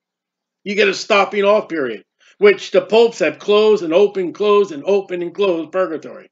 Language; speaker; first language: English; native; English